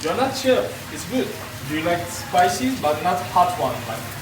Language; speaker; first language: English; non-native, learner; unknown